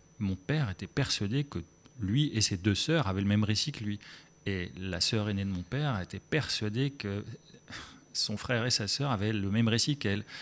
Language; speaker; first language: French; early bilingual, other home language; German